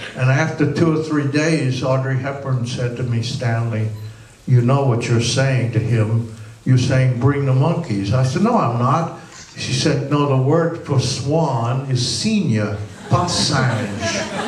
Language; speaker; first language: English; native; English